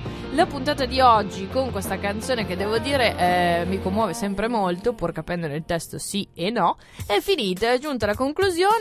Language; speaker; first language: Italian; native; Italian